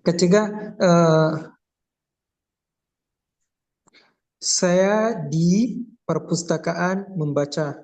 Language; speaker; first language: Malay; non-native, learner; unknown